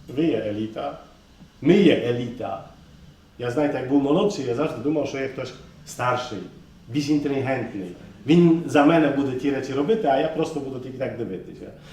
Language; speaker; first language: Ukrainian; early bilingual, heritage; Ukrainian